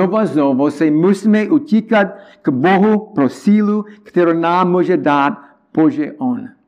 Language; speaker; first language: Czech; non-native, learner; English